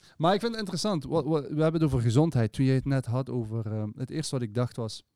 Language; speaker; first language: Dutch; early bilingual, other home language; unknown